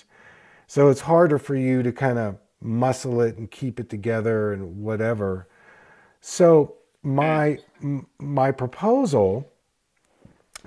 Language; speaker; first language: English; native; English